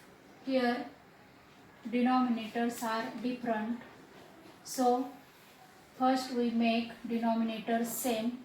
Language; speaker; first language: English; non-native, local second language; Marathi